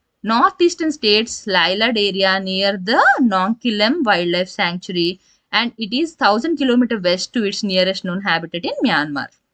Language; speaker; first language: English; non-native, local second language; Telugu